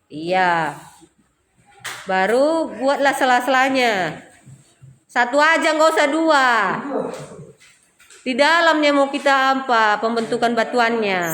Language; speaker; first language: Indonesian; native; Indonesian